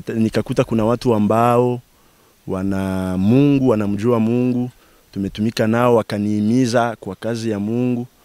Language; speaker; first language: Swahili; non-native, local second language; Bembe